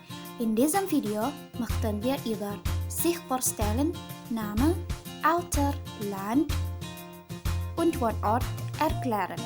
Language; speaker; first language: German; non-native, fluent; Indonesian